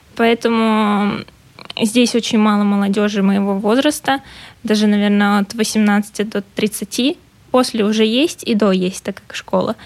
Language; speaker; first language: Russian; native; Russian